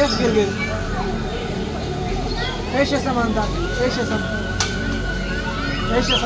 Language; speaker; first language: Arabic; non-native, learner; Urdu